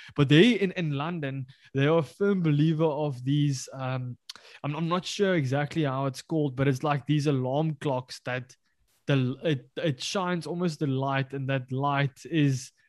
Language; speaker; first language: English; non-native, local second language; Afrikaans